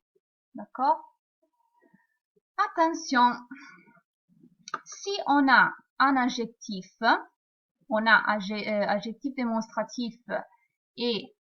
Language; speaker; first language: French; non-native, fluent; Italian